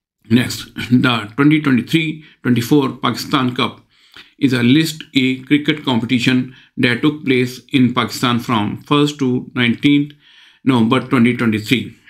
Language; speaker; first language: English; non-native, local second language; Urdu